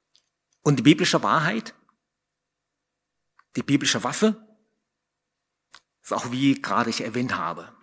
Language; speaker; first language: German; non-native, fluent; Chinese